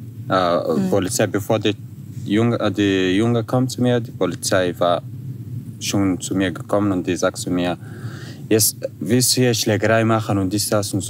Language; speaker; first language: German; non-native, fluent; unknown